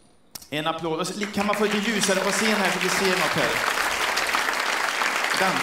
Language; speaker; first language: Swedish; native; Swedish